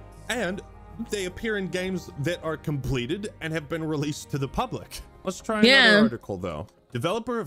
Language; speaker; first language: English; native; English